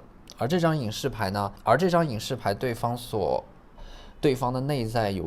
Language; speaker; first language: Chinese; native; Chinese